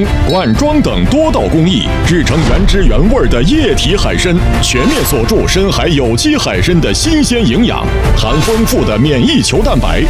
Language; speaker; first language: Chinese; native; Chinese